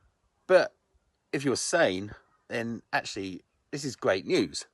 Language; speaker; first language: English; native; English